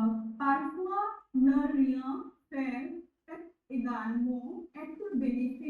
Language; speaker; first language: French; non-native, learner; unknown